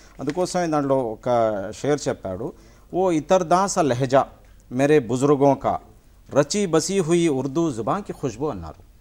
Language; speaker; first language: Telugu; non-native, local second language; Urdu